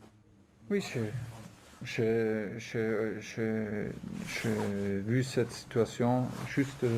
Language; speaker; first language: French; non-native, fluent; German